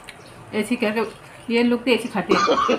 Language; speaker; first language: Hindi; non-native, local second language; Bangla